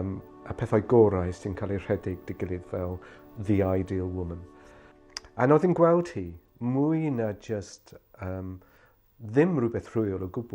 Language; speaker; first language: Welsh; non-native, fluent; English